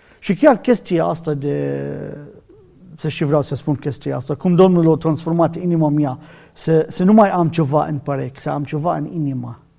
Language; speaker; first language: Romanian; non-native, learner; Arabic